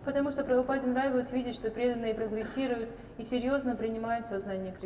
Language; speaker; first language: Russian; native; Russian